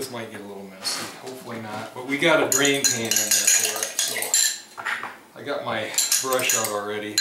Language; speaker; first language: English; native; English